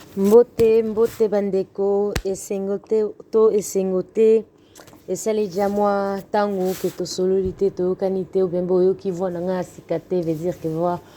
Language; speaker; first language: Lingala; native; Lingala